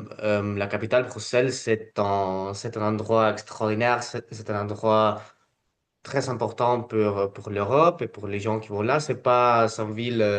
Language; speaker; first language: French; non-native, fluent; Spanish